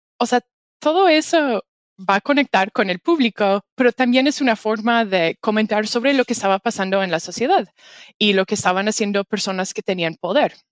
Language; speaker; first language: Spanish; non-native, fluent; English